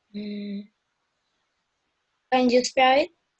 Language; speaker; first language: English; non-native, learner; Vietnamese